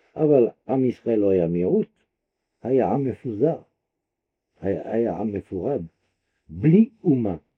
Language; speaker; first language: Hebrew; non-native, fluent; French